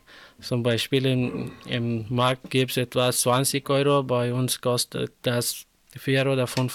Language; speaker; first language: German; non-native, learner; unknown